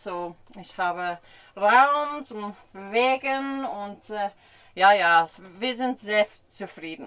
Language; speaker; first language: German; non-native, fluent; English